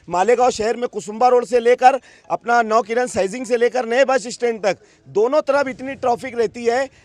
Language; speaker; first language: Urdu; native; Urdu